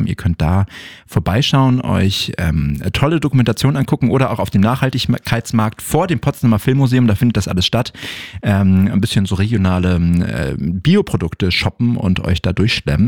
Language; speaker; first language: German; native; German